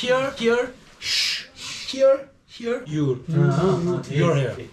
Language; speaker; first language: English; non-native, learner; Korean